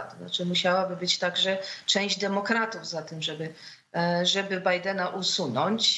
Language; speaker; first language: Polish; native; Polish